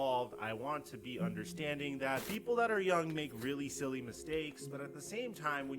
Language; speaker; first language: English; native; English